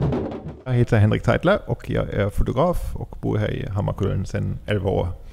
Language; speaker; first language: Swedish; native; Swedish